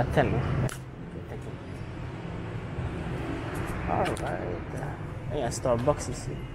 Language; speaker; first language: English; non-native, learner; French